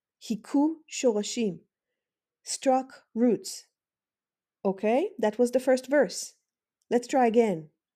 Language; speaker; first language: English; non-native, fluent; Hebrew